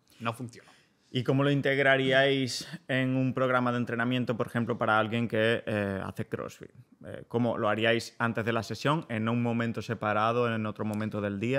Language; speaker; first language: Spanish; native; Spanish